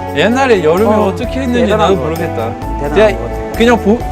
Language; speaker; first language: Korean; non-native, fluent; French